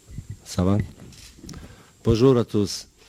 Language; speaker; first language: French; non-native, learner; Bosnian